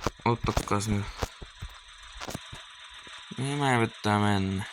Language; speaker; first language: Finnish; native; Finnish